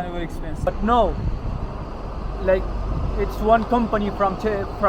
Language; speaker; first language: English; non-native, learner; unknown